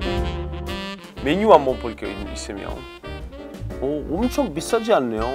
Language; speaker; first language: Korean; non-native, fluent; Italian